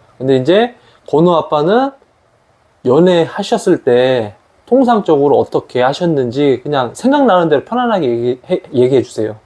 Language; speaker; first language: Korean; native; Korean